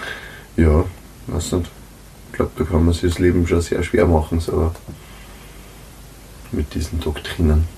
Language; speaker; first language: German; native; German